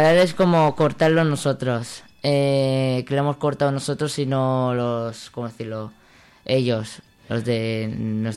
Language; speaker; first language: Spanish; early bilingual, other home language; Arabic